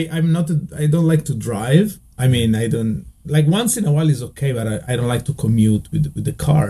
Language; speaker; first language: English; non-native, fluent; Italian